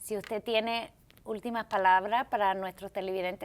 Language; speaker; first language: Spanish; early bilingual, heritage; Spanish